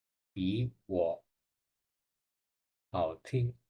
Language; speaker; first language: Chinese; non-native, learner; Indonesian